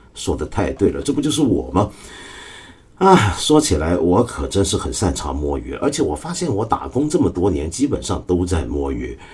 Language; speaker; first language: Chinese; early bilingual, other home language; Cantonese